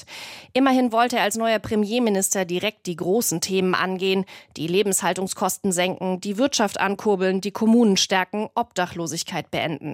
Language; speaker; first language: German; native; German